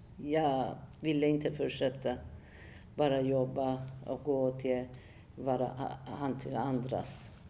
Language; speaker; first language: Swedish; non-native, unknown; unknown